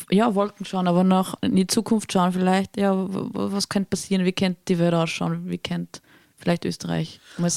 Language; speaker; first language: German; native; German